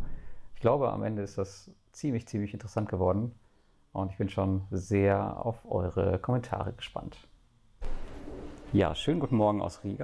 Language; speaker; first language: German; native; German